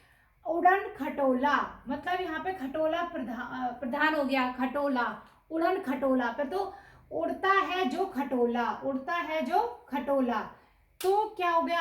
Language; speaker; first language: Hindi; native; Hindi